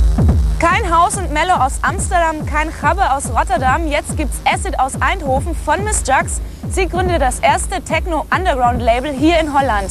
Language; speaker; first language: German; native; German